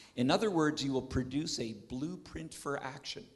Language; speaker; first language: English; native; English